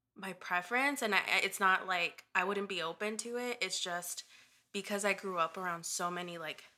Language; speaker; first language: English; early bilingual, other home language; Spanish